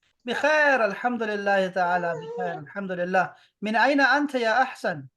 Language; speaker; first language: Arabic; non-native, fluent; Urdu